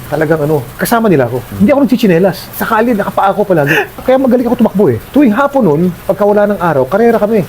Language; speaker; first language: Filipino; native; Filipino